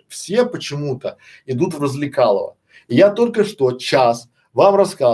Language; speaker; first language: Russian; native; Russian